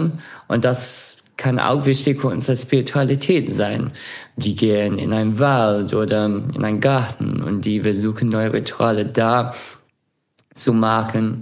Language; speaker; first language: German; non-native, fluent; English